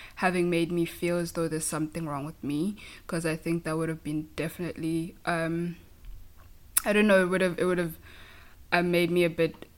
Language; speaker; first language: English; non-native, local second language; Zulu